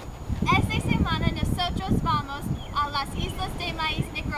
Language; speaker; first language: Spanish; non-native, learner; English